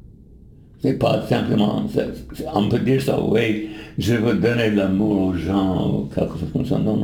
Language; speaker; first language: French; non-native, learner; English